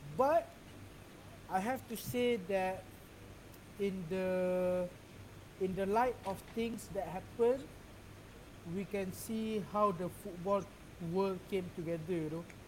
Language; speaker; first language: English; non-native, local second language; Malay